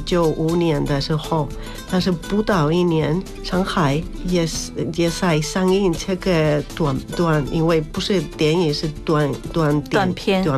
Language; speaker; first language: Chinese; non-native, learner; Spanish